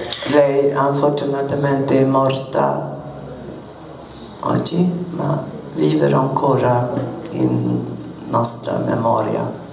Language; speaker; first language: Italian; non-native, learner; Swedish